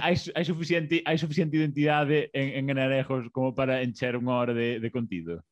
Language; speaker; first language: Galician; non-native, local second language; Spanish